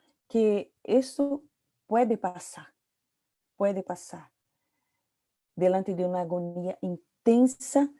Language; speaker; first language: Portuguese; non-native, learner; Spanish